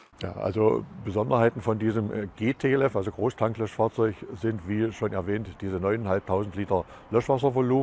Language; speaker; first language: German; native; German